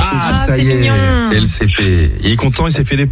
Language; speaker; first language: French; native; French